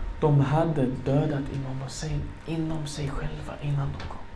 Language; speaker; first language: Swedish; non-native, fluent; Arabic